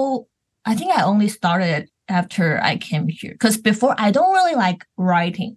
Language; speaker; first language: English; non-native, fluent; Chinese